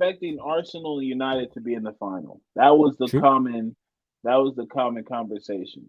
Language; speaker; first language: English; native; English